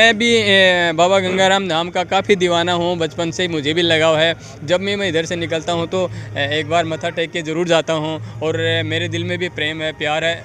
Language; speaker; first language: Hindi; native; Hindi